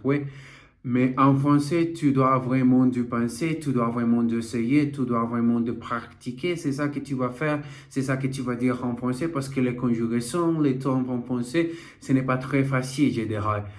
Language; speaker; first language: French; non-native, learner; Portuguese